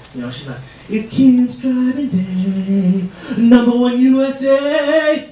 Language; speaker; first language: English; native; English